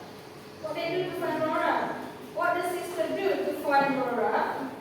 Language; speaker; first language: English; non-native, fluent; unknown